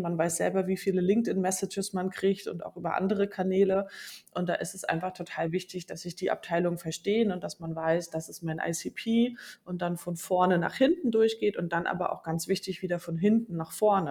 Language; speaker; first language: German; native; German